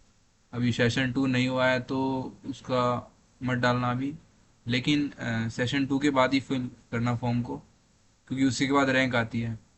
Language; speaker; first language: Hindi; native; Hindi